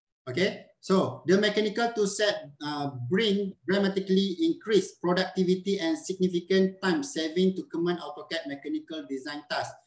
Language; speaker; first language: English; non-native, local second language; Malay